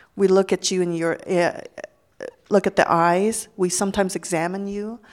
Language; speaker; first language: English; early bilingual, other home language; Lao